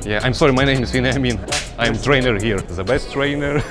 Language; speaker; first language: English; non-native, learner; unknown